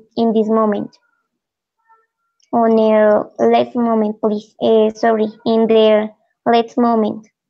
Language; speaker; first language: English; non-native, learner; Spanish